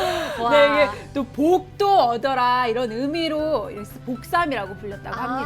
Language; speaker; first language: Korean; native; Korean